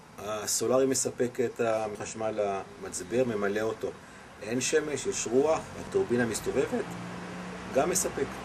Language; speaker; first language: Hebrew; native; Hebrew